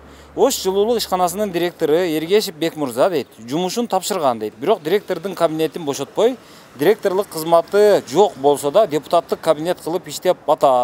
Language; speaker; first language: Kyrgyz; native; Kyrgyz